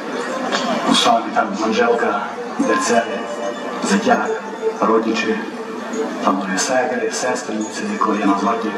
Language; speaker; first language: Czech; non-native, learner; Ukrainian